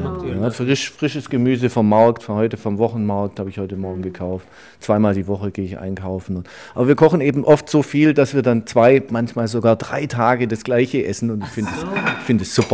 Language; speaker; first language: German; native; German